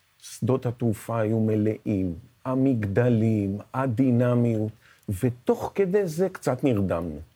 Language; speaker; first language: Hebrew; native; Hebrew